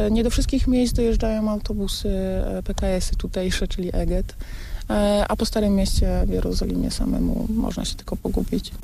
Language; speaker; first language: Polish; native; Polish